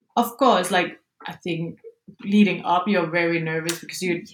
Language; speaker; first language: English; non-native, fluent; Danish